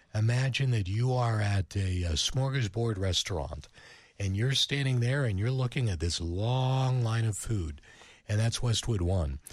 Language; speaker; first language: English; native; English